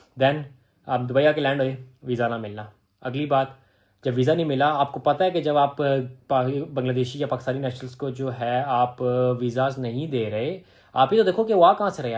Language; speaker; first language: Urdu; native; Urdu